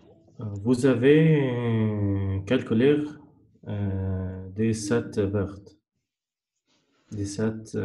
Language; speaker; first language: French; non-native, learner; Arabic